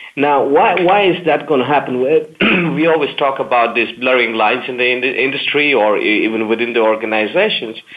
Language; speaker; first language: English; non-native, fluent; German